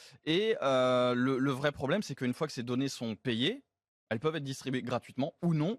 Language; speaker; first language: French; native; French